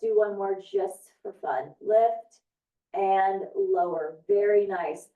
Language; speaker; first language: English; native; English